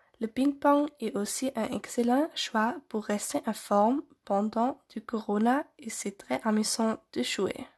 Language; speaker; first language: French; non-native, learner; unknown